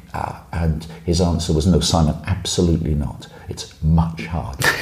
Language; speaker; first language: English; native; English